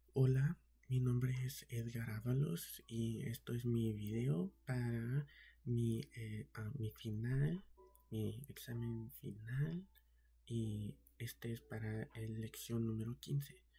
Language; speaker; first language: Spanish; early bilingual, heritage; Spanish